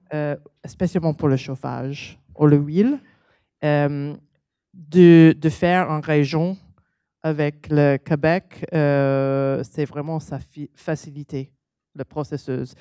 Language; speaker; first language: French; non-native, learner; English